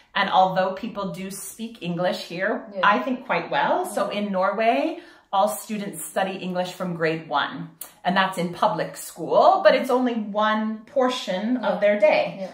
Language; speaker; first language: English; native; English